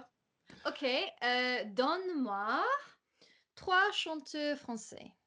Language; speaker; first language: French; non-native, fluent; English